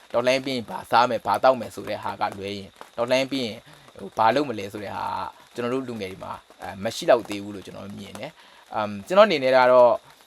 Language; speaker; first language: Burmese; native; Burmese